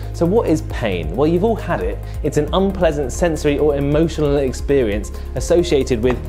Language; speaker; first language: English; native; English